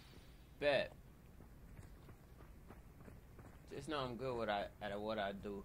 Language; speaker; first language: English; native; English